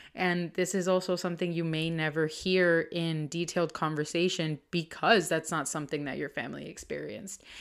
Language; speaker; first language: English; early bilingual, other home language; Spanish